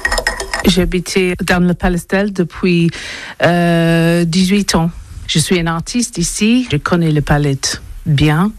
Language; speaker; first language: French; non-native, learner; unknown